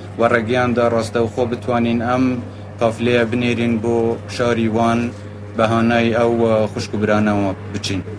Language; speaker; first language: Central Kurdish; non-native, local second language; Kurdish